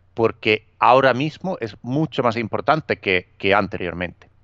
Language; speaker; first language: Spanish; non-native, fluent; Finnish